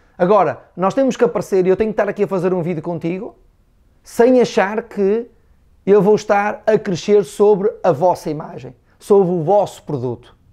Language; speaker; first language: Portuguese; native; Portuguese